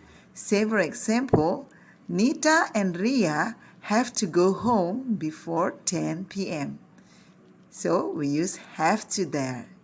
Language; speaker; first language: English; non-native, learner; Indonesian